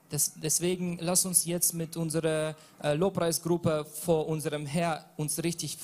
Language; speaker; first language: German; non-native, learner; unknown